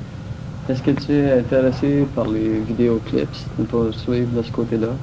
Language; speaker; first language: French; native; French